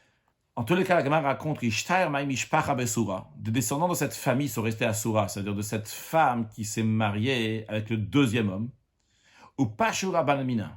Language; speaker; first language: French; native; French